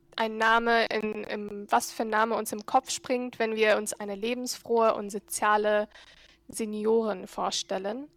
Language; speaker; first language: German; non-native, fluent; Arabic